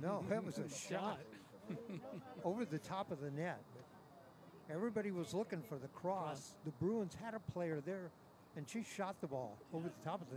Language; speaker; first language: English; native; English